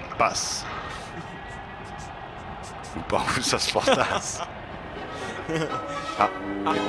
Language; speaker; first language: French; native; French